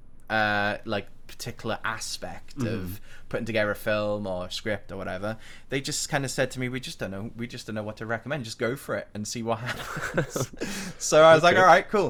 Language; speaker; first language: English; native; English